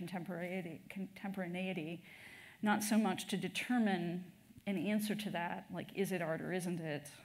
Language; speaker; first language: English; native; English